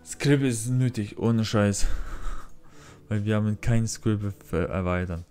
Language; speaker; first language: German; non-native, learner; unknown